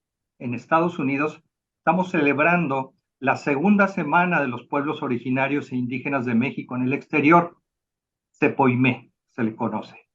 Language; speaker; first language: Spanish; native; Spanish